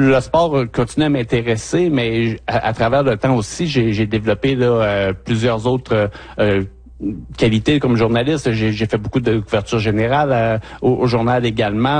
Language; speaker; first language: French; native; French